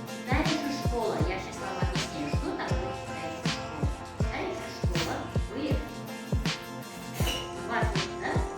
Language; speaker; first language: Russian; non-native, local second language; Kazakh